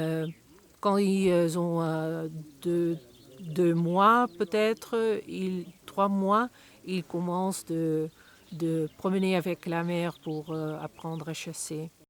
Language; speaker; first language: French; non-native, learner; Spanish